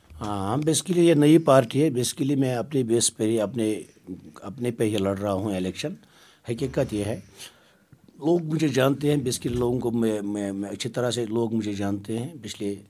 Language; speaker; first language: Hindi; non-native, local second language; Kashmiri